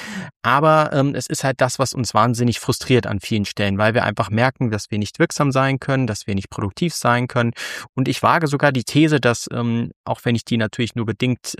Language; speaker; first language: German; native; German